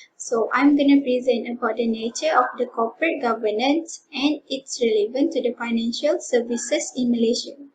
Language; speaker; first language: English; non-native, local second language; Malay